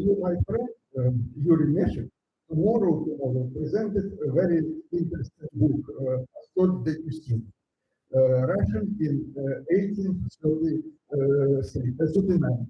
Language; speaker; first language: English; non-native, learner; Russian